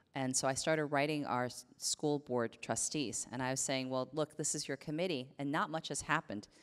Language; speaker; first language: English; native; English